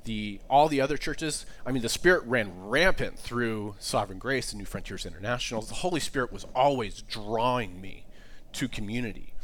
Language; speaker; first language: English; native; English